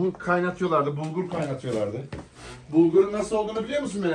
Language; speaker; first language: Turkish; native; Turkish